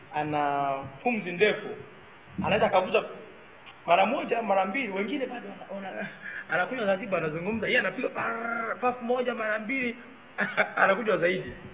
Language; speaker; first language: Swahili; native; Swahili